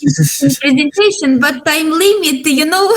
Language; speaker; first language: English; non-native, learner; Ukrainian